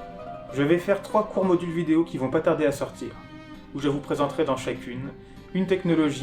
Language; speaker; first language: French; native; French